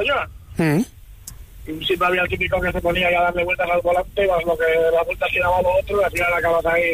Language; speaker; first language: Spanish; native; Spanish